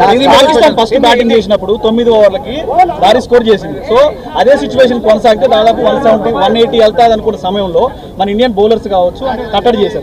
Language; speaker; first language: Telugu; native; Telugu